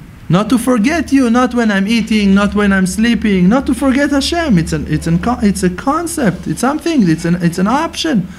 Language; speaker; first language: English; non-native, fluent; Hebrew